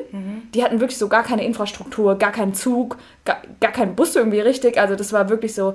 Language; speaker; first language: German; native; German